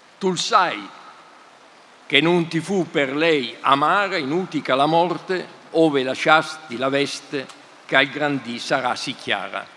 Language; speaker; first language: Italian; native; Italian